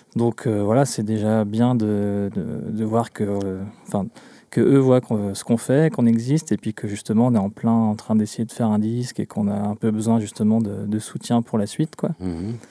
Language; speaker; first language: French; native; French